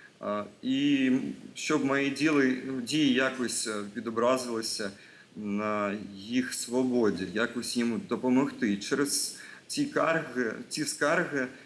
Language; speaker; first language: Ukrainian; non-native, local second language; Russian